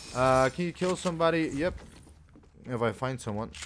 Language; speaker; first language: English; non-native, fluent; Dutch